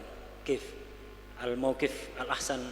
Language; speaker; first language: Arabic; non-native, fluent; Indonesian